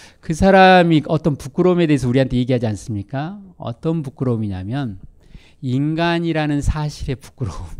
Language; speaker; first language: Korean; native; Korean